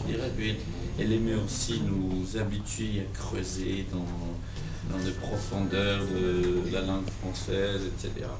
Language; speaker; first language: French; non-native, fluent; Georgian